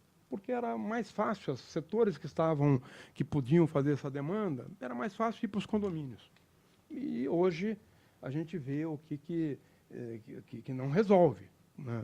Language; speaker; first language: Portuguese; native; Portuguese